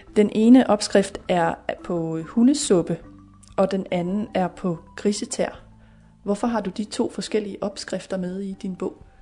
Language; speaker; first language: Danish; native; Danish